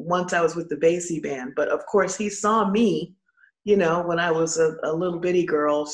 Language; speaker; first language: English; native; English